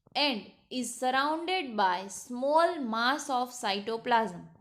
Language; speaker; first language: English; non-native, local second language; Gujarati